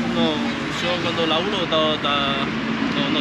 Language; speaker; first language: Spanish; non-native, learner; Chinese